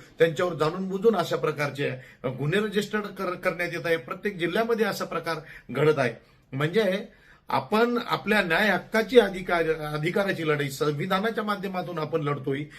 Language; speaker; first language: Marathi; non-native, local second language; Lambadi